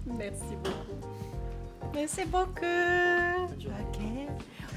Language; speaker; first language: French; non-native, learner; Japanese